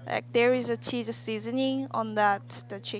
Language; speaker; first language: English; non-native, learner; Korean